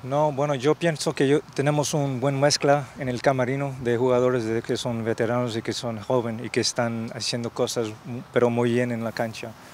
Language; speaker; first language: Spanish; non-native, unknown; English